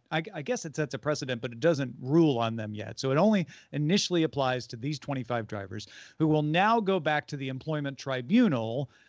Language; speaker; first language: English; native; English